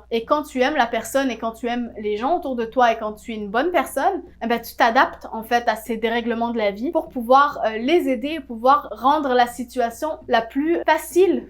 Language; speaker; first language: French; native; French